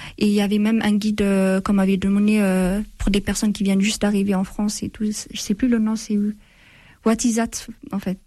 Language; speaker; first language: French; non-native, fluent; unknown